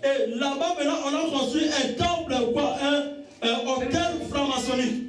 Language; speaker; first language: French; non-native, local second language; Lingala